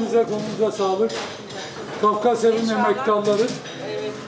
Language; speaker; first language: Turkish; native; Turkish